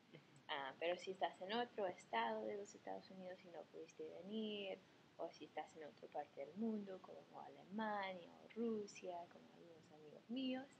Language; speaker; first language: Spanish; non-native, fluent; English